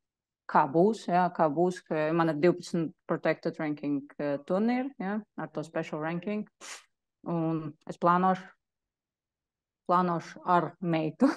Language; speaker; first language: Latvian; non-native, local second language; Russian